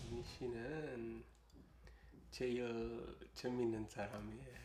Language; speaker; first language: Korean; non-native, learner; Italian